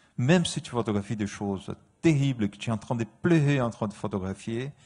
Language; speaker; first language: French; non-native, fluent; Portuguese